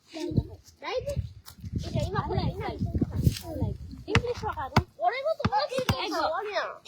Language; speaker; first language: Japanese; native; Japanese